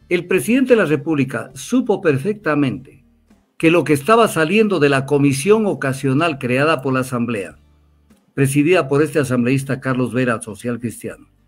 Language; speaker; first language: Spanish; native; Spanish